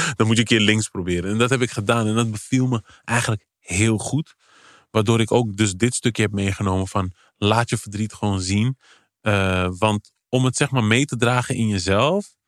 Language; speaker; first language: Dutch; early bilingual, other home language; Kabuverdianu